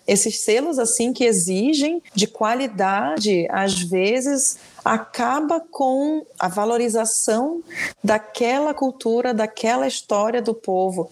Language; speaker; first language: Portuguese; native; Portuguese